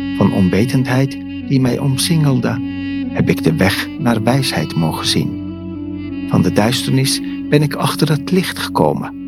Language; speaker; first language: Dutch; non-native, fluent; Persian